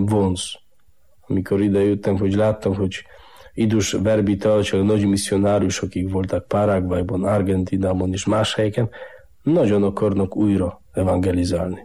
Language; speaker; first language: Hungarian; non-native, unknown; Polish